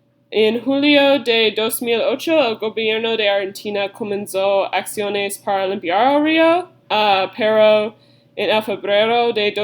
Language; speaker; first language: Spanish; non-native, learner; English